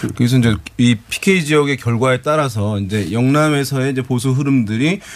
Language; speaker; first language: Korean; native; Korean